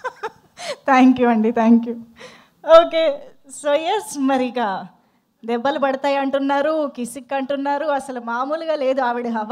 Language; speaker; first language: Telugu; native; Telugu